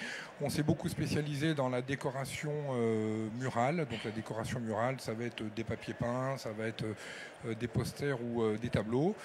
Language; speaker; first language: French; native; French